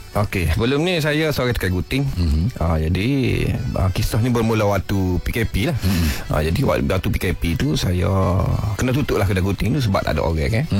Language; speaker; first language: Malay; native; Malay